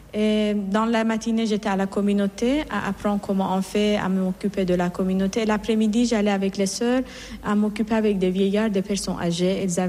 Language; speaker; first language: French; non-native, fluent; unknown